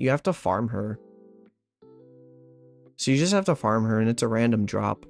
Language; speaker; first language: English; native; English